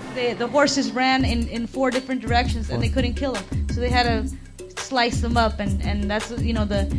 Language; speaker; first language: English; early bilingual, other home language; Spanish